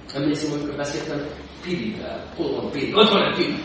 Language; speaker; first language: Hungarian; non-native, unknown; English